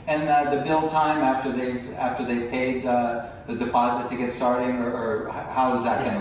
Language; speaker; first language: English; native; English